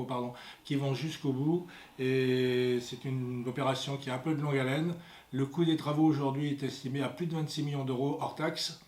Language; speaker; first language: French; native; French